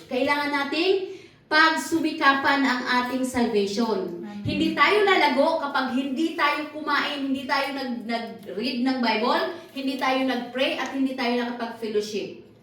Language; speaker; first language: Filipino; non-native, local second language; Cebuano